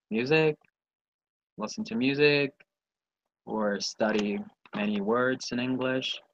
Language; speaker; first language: English; non-native, learner; Spanish